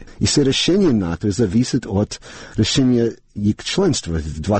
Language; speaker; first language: Russian; non-native, learner; English